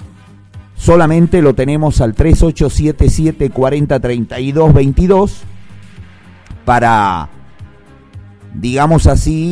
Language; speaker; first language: Spanish; native; Spanish